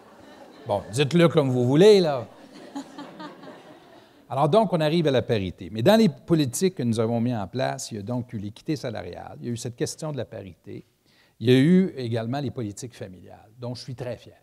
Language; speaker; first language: French; native; French